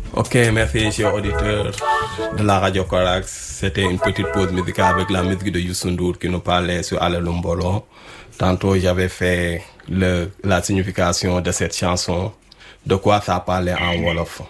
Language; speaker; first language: French; non-native, local second language; Wolof